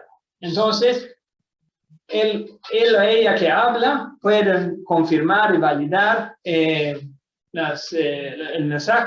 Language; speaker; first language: Spanish; non-native, fluent; Swedish